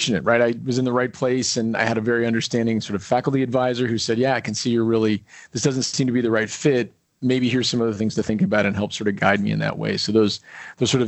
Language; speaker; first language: English; native; English